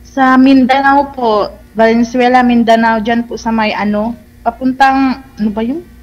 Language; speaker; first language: Filipino; non-native, local second language; Cebuano